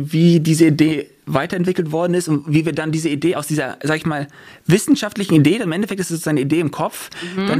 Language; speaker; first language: German; native; German